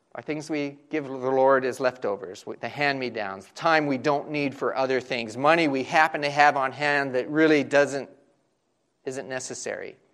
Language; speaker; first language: English; native; English